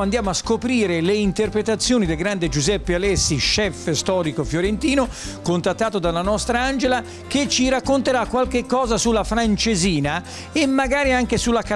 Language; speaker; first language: Italian; native; Italian